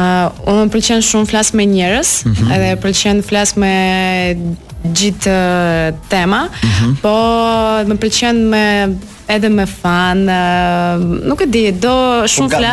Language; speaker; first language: Albanian; non-native, learner; Belarusian